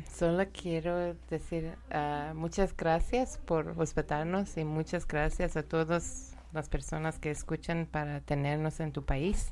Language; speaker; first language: Spanish; non-native, fluent; Persian